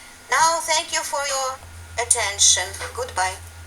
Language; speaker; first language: English; non-native, fluent; Ukrainian